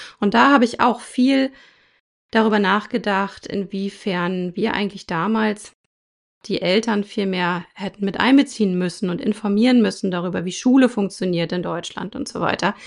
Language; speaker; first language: German; native; German